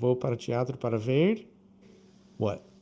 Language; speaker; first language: Portuguese; non-native, fluent; English